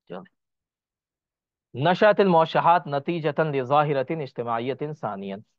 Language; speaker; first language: Hindi; native; Hindi